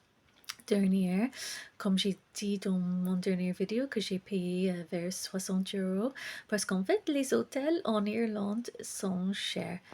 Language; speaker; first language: French; non-native, fluent; English